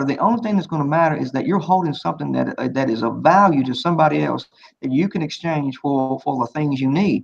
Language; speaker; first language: English; native; English